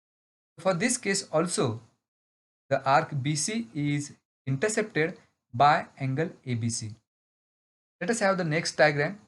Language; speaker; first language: English; non-native, local second language; Marathi